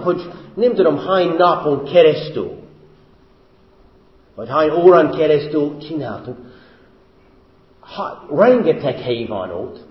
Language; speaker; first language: Hungarian; non-native, fluent; English